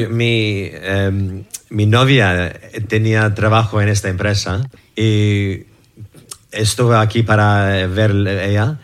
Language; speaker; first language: Spanish; non-native, learner; English